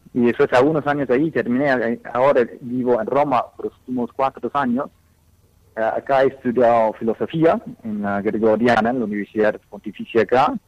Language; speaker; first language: Spanish; non-native, fluent; English